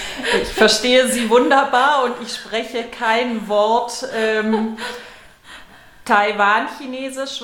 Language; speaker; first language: German; native; German